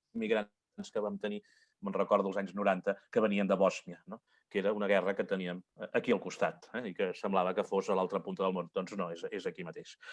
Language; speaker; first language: Catalan; native; Catalan